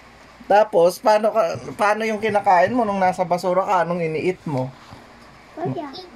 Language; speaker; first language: Filipino; native; Filipino